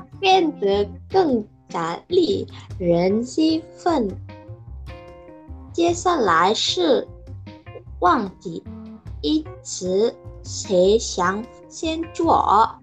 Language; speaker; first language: Chinese; non-native, learner; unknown